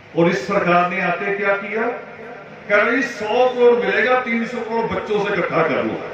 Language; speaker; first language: Hindi; non-native, local second language; Punjabi